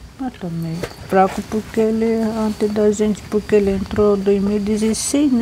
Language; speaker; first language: Portuguese; non-native, local second language; Guarani